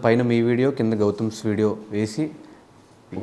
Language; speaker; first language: Telugu; native; Telugu